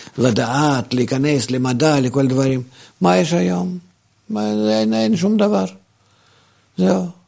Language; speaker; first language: Hebrew; non-native, fluent; Russian